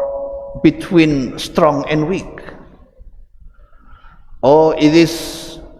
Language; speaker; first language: English; non-native, fluent; Indonesian